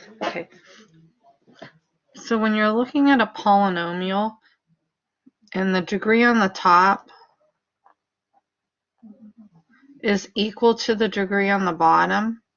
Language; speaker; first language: English; native; English